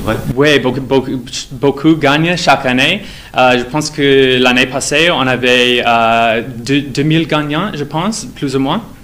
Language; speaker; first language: French; non-native, fluent; English